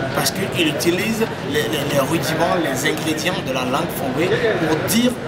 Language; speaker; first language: French; non-native, local second language; Fon